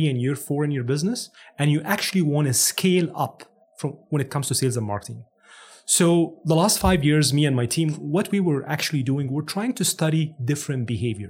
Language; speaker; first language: English; non-native, fluent; Arabic